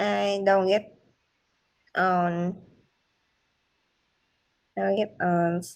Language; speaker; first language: English; non-native, learner; Vietnamese